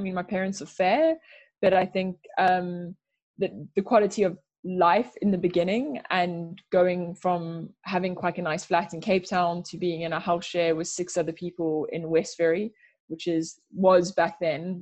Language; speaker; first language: English; native; English